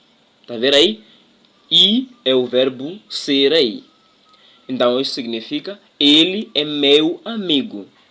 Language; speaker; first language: Portuguese; non-native, local second language; Tsonga